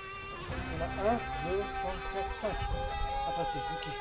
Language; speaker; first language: French; native; French